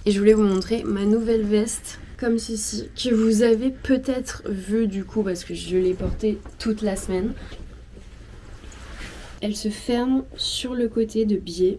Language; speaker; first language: French; native; French